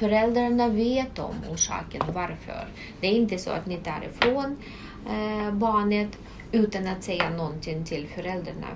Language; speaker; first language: Swedish; non-native, fluent; Russian